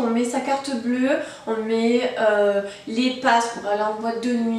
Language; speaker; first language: French; native; French